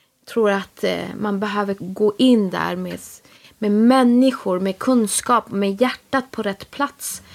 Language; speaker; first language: Swedish; early bilingual, other home language; Spanish